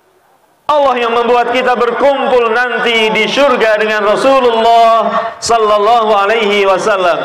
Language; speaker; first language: Indonesian; native; Indonesian